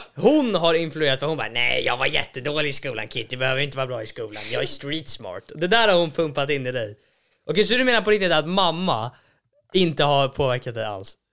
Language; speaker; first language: Swedish; native; Swedish